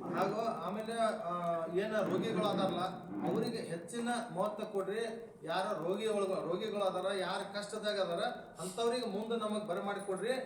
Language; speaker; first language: Kannada; non-native, local second language; Lambadi